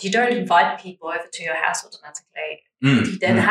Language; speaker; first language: English; non-native, fluent; German